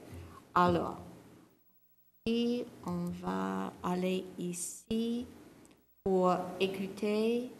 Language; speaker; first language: French; non-native, fluent; English